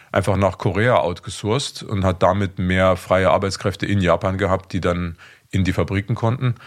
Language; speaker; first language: German; native; German